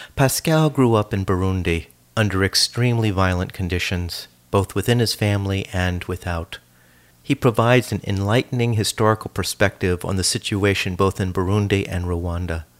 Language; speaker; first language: English; native; English